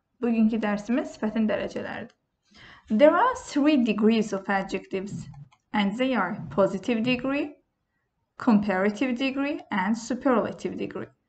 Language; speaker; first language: English; non-native, fluent; Azerbaijani